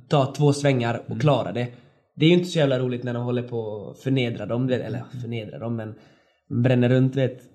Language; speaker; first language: Swedish; native; Swedish